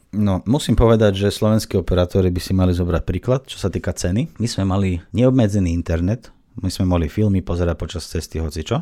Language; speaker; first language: Slovak; non-native, fluent; Russian